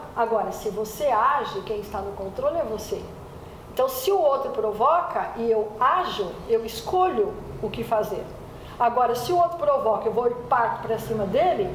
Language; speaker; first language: Portuguese; native; Portuguese